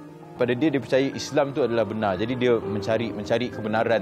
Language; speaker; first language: Malay; native; Malay